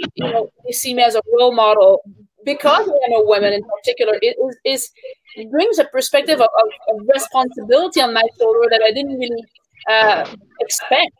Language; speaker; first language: English; native; English